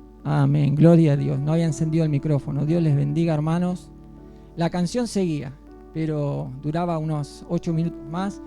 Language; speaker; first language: Spanish; native; Spanish